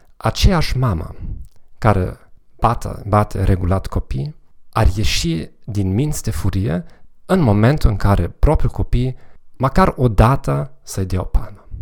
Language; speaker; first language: Romanian; non-native, fluent; German